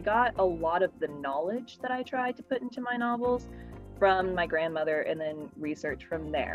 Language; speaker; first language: English; native; English